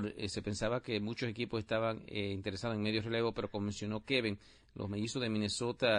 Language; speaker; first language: Spanish; native; Spanish